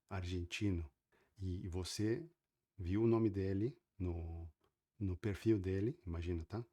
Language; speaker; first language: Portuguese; non-native, fluent; Spanish